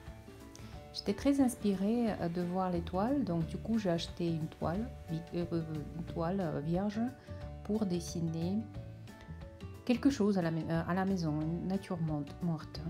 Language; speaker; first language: French; non-native, fluent; Russian